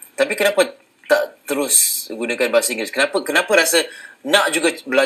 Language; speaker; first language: Malay; native; Malay